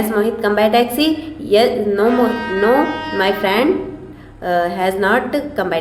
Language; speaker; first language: English; non-native, learner; Hindi